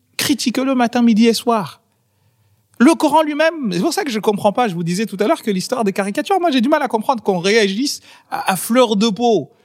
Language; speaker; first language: French; non-native, local second language; Ngazidja Comorian